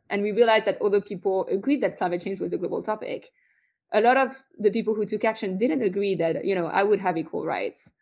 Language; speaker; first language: English; non-native, fluent; French